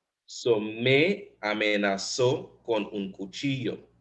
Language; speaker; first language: Spanish; non-native, fluent; English